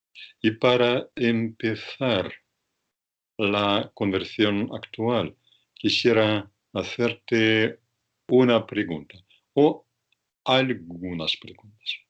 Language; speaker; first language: Spanish; non-native, fluent; Russian